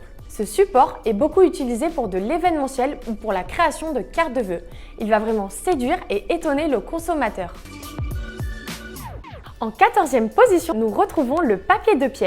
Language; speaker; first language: French; native; French